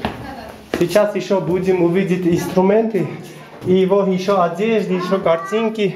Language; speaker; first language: Russian; non-native, local second language; Armenian